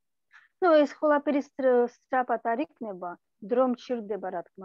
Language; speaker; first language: Georgian; non-native, local second language; Russian